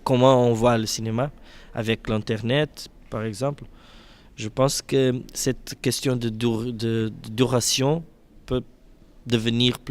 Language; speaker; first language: French; non-native, fluent; Portuguese